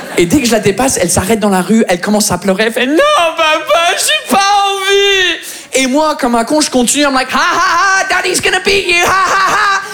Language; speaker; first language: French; non-native, fluent; English